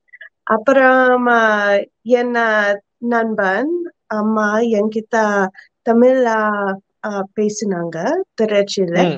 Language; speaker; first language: Tamil; non-native, learner; English